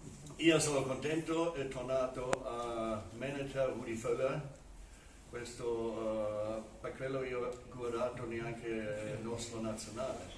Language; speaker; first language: Italian; non-native, fluent; German